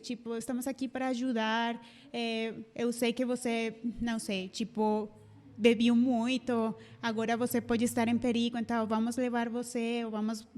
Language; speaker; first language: Portuguese; non-native, fluent; Spanish